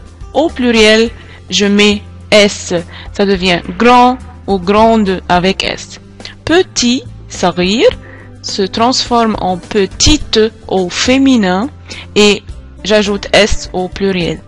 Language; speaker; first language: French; non-native, fluent; Arabic